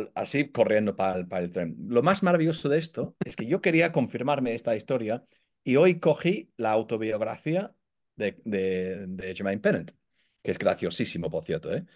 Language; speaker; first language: Spanish; non-native, fluent; English